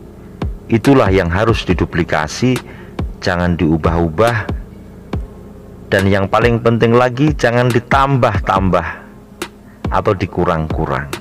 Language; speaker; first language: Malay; non-native, local second language; Javanese